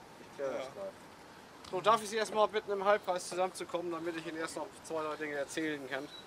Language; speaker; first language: German; native; German